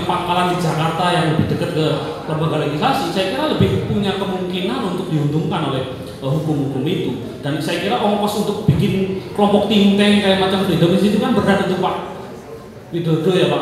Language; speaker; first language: Indonesian; native; Indonesian